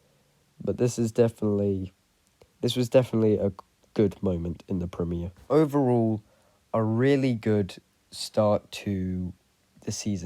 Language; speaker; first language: English; native; English